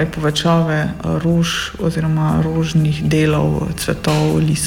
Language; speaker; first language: Slovenian; native; Slovenian